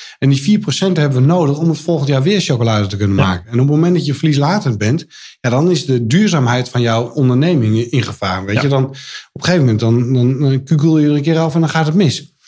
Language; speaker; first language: Dutch; native; Dutch